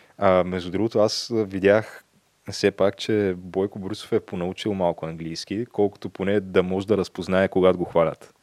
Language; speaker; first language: Bulgarian; native; Bulgarian